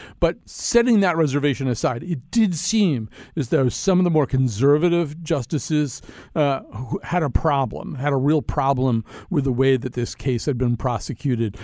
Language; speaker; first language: English; native; English